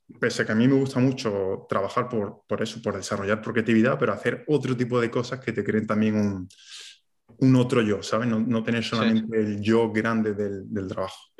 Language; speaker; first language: Spanish; native; Spanish